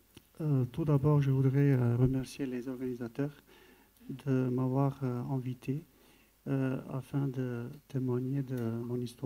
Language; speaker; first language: French; non-native, fluent; Albanian